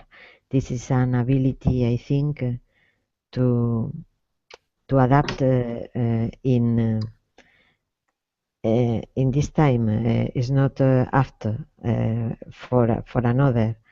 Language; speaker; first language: English; non-native, learner; Spanish